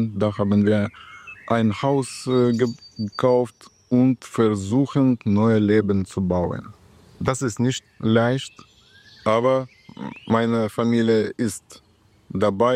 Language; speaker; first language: German; non-native, learner; Ukrainian